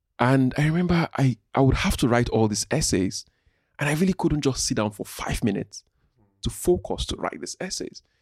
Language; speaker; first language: English; non-native, local second language; Igbo